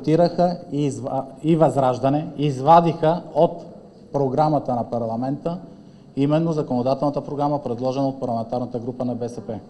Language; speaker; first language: Bulgarian; native; Bulgarian